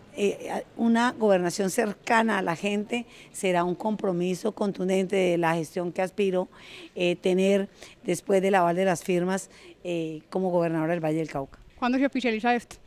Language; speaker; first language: Spanish; native; Spanish